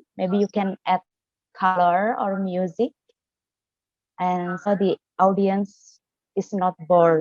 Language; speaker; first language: English; non-native, fluent; Indonesian